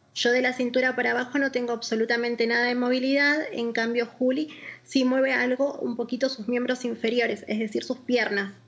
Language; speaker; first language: Spanish; native; Spanish